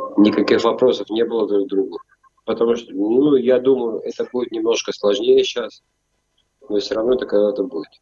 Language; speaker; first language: Russian; native; Russian